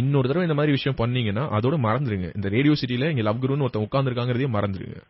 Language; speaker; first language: Tamil; native; Tamil